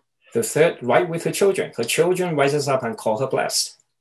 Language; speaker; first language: English; non-native, fluent; Chinese